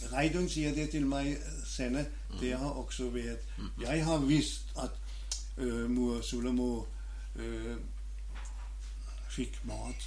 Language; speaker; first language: Danish; non-native, learner; German